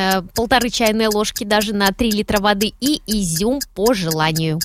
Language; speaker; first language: Russian; native; Russian